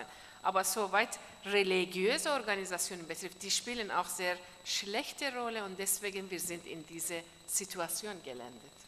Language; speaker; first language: German; non-native, learner; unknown